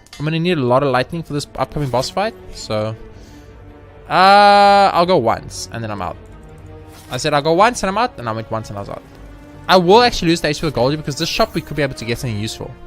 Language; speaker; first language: English; native; English